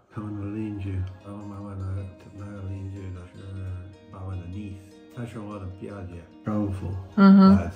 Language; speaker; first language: Chinese; non-native, learner; English